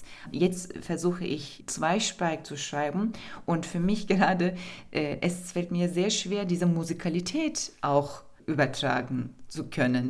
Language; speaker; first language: German; non-native, fluent; Turkish